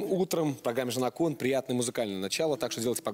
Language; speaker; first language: Russian; native; Russian